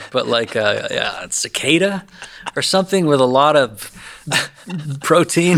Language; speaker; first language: English; native; English